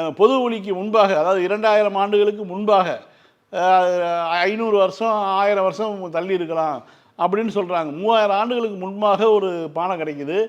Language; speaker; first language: Tamil; native; Tamil